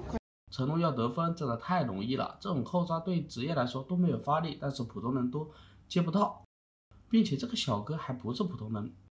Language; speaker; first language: Chinese; native; Chinese